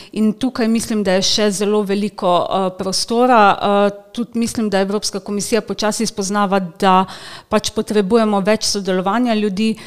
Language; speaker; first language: Slovenian; native; Slovenian